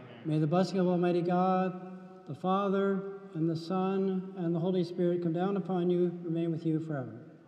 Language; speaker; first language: English; native; English